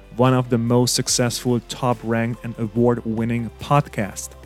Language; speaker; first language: English; non-native, fluent; Hungarian